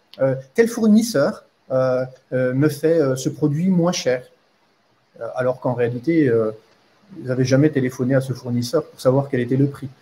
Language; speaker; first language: French; native; French